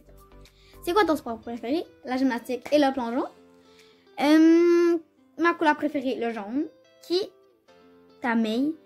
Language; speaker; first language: French; native; French